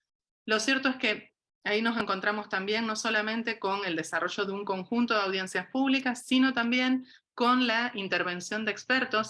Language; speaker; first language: Spanish; native; Spanish